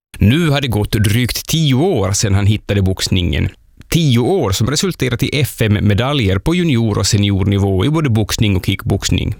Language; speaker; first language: Swedish; native; Swedish